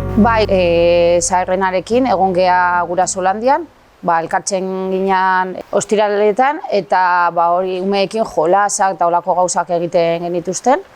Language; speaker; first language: Basque; non-native, local second language; Spanish